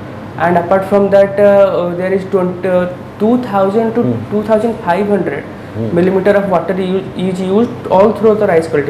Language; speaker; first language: English; non-native, local second language; Odia